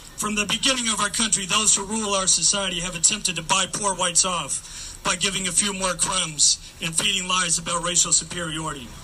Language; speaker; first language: English; native; English